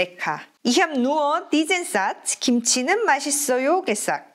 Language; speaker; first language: German; non-native, fluent; Korean